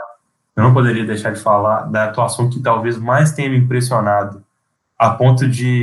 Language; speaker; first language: Portuguese; native; Portuguese